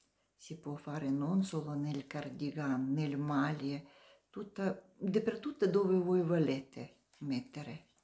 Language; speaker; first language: Italian; non-native, learner; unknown